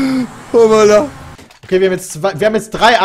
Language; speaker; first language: German; native; German